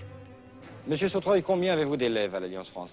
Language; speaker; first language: French; native; French